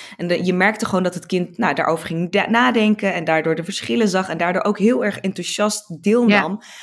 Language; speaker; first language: Dutch; early bilingual, other home language; Tigrinya